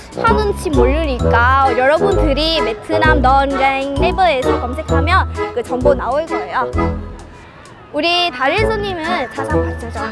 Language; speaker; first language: Korean; non-native, learner; Vietnamese